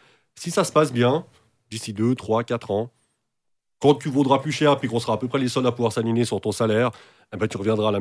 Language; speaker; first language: French; native; French